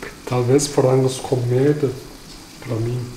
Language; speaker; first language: Portuguese; non-native, learner; Turkish